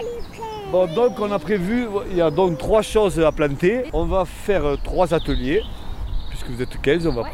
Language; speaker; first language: French; native; French